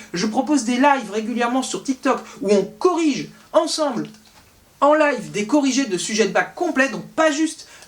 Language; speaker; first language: French; native; French